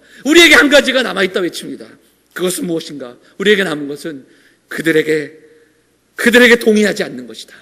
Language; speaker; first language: Korean; native; Korean